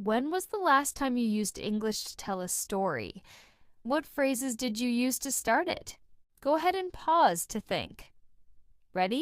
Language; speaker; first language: English; non-native, fluent; Spanish